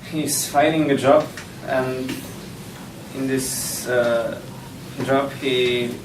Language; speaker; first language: English; non-native, learner; Polish